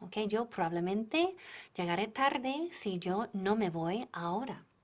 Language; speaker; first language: Spanish; non-native, fluent; English